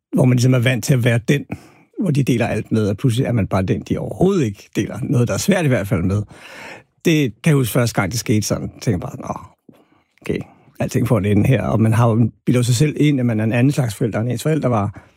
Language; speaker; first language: Danish; native; Danish